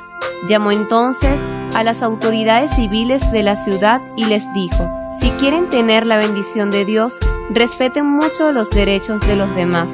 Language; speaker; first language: Spanish; native; Spanish